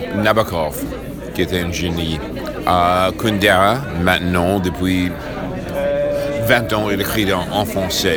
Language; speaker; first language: French; non-native, fluent; English